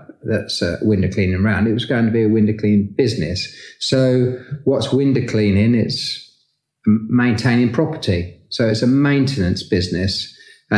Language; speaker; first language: English; native; English